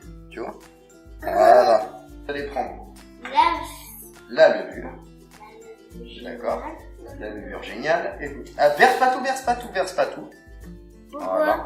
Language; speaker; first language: French; native; French